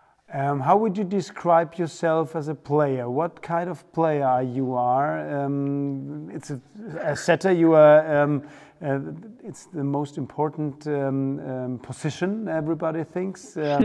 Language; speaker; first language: English; non-native, fluent; German